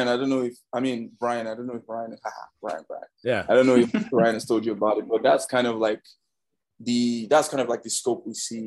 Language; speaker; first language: English; non-native, local second language; Yoruba